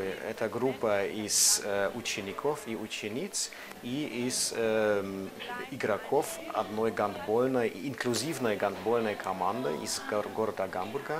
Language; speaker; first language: Russian; non-native, fluent; German